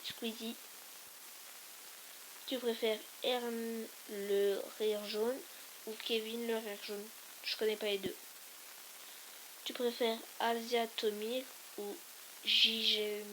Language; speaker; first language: French; native; French